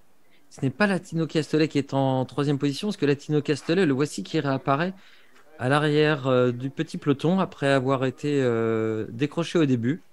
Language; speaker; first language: French; native; French